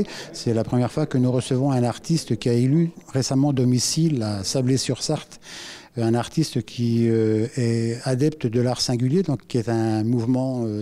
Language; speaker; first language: French; native; French